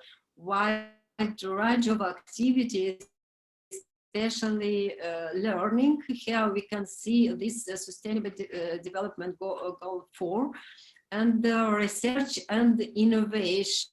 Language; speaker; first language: English; non-native, learner; Romanian